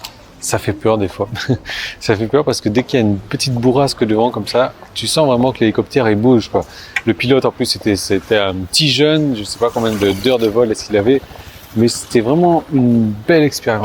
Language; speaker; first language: French; native; French